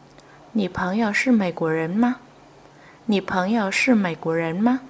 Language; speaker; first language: Chinese; non-native, fluent; Vietnamese